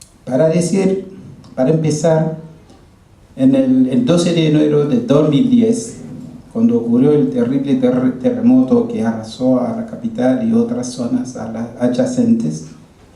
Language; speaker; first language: Spanish; non-native, fluent; Haitian Creole